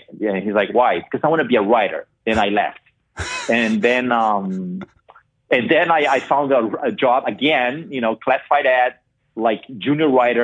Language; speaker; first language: English; non-native, fluent; Portuguese